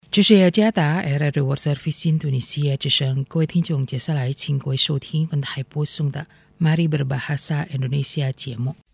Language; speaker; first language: Chinese; non-native, fluent; Indonesian